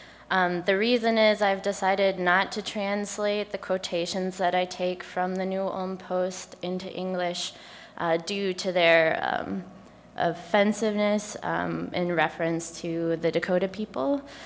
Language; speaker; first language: English; native; English